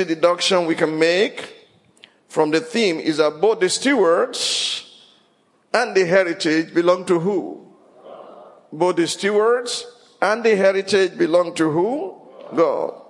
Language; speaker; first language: English; non-native, local second language; Yoruba